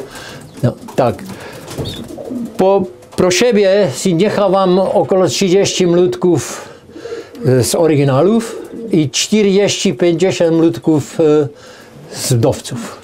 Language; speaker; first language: Polish; non-native, learner; Czech